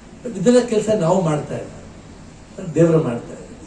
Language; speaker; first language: Kannada; non-native, local second language; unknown